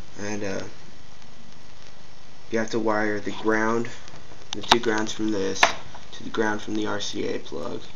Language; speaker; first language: English; native; English